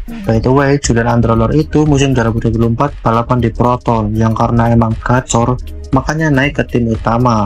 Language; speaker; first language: Indonesian; native; Indonesian